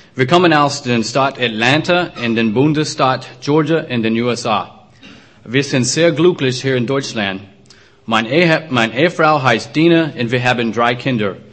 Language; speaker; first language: German; non-native, learner; English